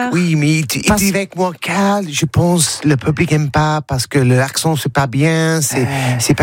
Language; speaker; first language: French; non-native, learner; English